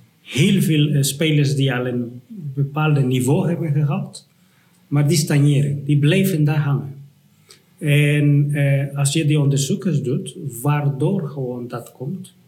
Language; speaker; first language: Dutch; non-native, fluent; Spanish